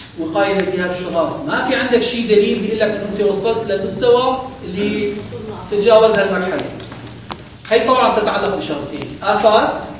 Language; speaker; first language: Arabic; native; Arabic